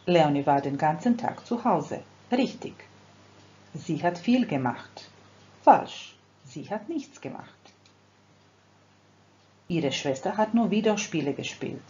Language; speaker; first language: German; non-native, fluent; Croatian